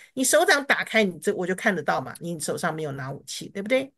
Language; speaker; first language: Chinese; native; Chinese